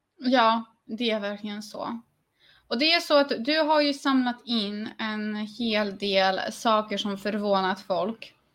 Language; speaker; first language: Swedish; early bilingual, other home language; Polish